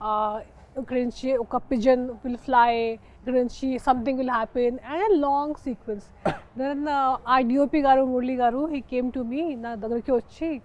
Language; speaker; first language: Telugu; non-native, local second language; Hindi